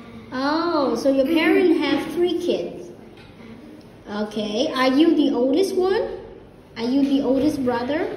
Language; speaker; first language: English; non-native, fluent; Vietnamese